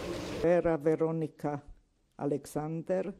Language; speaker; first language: Hebrew; non-native, fluent; Hungarian